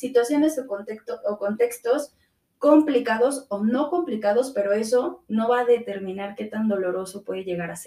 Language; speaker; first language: Spanish; native; Spanish